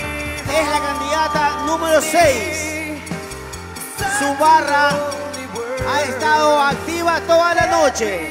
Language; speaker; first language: Spanish; native; Spanish